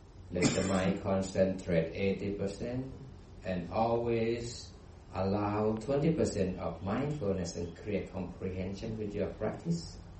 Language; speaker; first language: English; non-native, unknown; Thai